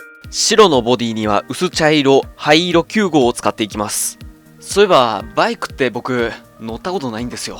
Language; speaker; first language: Japanese; native; Japanese